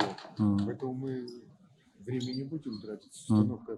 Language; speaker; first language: Russian; native; Russian